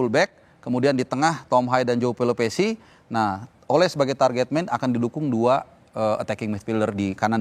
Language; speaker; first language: Indonesian; native; Indonesian